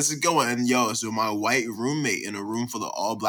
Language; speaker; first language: English; native; English